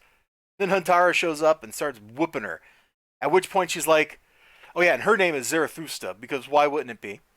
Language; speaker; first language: English; native; English